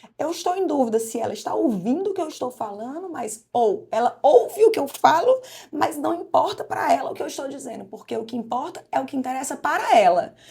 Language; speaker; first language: Portuguese; native; Portuguese